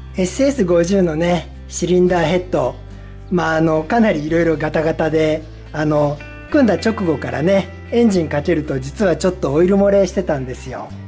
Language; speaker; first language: Japanese; native; Japanese